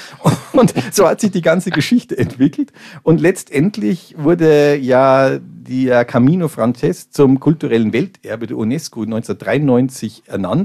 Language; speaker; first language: German; native; German